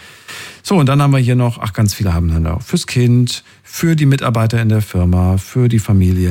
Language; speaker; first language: German; native; German